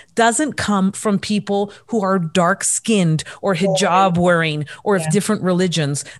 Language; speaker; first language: English; native; English